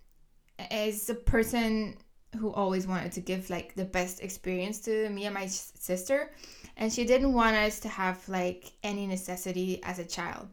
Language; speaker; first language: English; non-native, fluent; Dutch